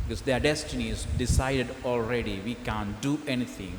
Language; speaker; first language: English; non-native, local second language; Sinhala